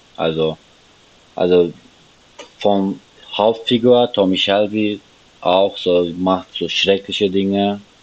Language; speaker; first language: German; non-native, learner; Turkish